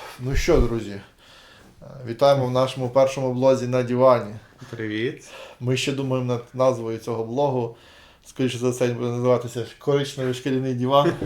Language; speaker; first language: Ukrainian; native; Ukrainian